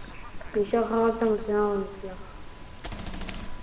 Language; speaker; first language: Hebrew; native; Hebrew